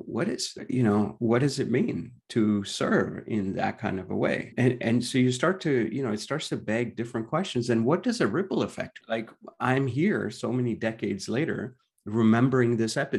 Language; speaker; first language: English; non-native, local second language; Gujarati